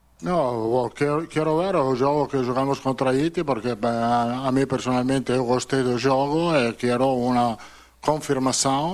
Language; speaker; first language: Portuguese; non-native, fluent; Italian